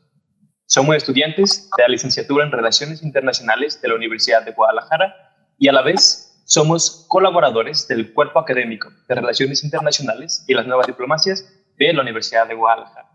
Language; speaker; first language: Spanish; native; Spanish